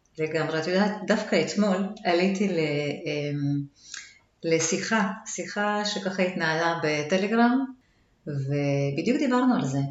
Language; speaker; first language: Hebrew; native; Hebrew